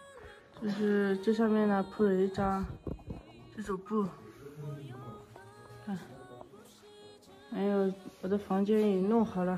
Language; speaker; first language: Chinese; non-native, local second language; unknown